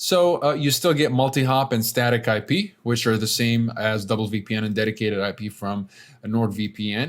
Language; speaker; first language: English; native; English